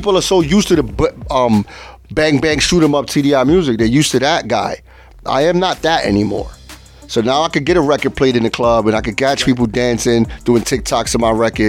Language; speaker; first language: English; early bilingual, other home language; Spanish